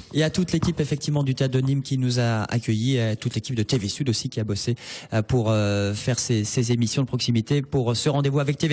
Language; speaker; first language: French; native; French